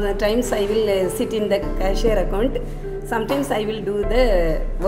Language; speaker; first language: English; non-native, local second language; Tamil